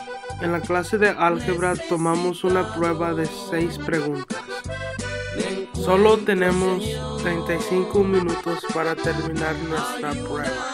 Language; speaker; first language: Spanish; non-native, learner; English